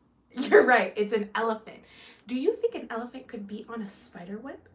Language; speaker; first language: English; early bilingual, other home language; Spanish